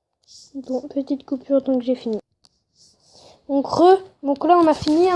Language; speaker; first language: French; native; French